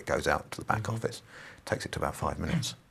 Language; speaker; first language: English; native; English